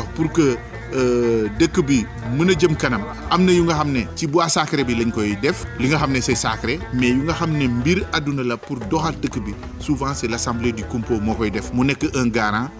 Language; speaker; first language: Wolof; non-native, local second language; Jola-Fonyi